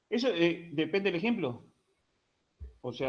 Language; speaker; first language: Spanish; native; Spanish